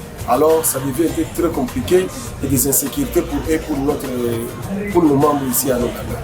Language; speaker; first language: French; non-native, local second language; Swahili